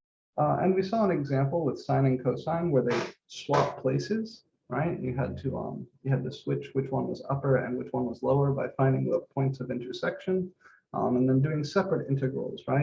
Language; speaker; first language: English; native; English